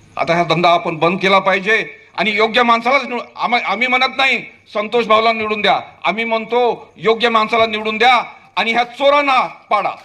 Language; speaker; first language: Marathi; native; Marathi